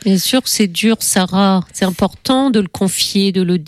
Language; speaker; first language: French; native; French